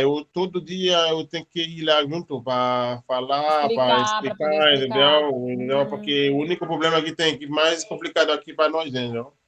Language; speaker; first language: Portuguese; non-native, learner; Haitian Creole